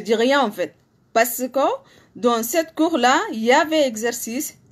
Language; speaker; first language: French; non-native, learner; Arabic